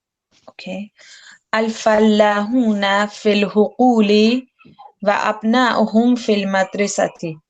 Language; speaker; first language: Arabic; non-native, learner; English